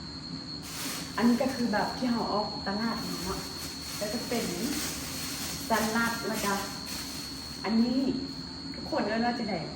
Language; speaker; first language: Thai; non-native, local second language; Lao